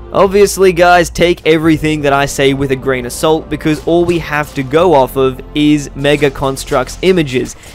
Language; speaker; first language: English; native; English